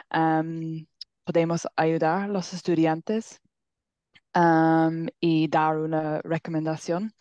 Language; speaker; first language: Spanish; non-native, learner; English